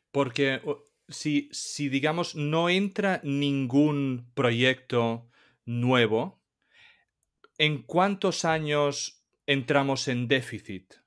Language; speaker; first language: Spanish; native; Spanish